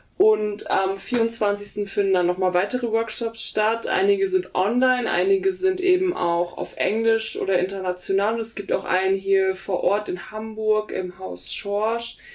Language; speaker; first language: German; native; German